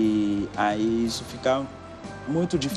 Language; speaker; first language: Portuguese; non-native, fluent; Haitian Creole